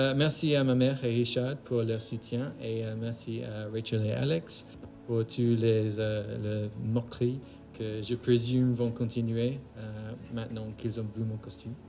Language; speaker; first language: French; non-native, learner; English